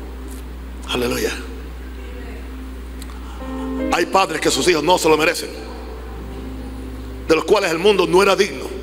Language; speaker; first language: Spanish; native; Spanish